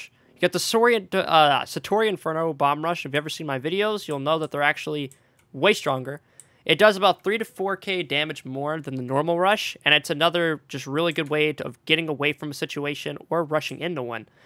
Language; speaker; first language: English; native; English